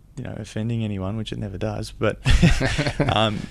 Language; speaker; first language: English; native; English